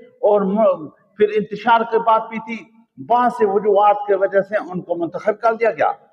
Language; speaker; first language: Urdu; non-native, local second language; Sindhi